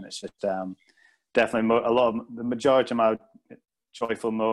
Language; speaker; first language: English; native; English